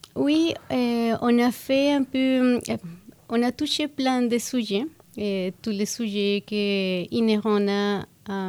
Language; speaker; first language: French; non-native, fluent; Spanish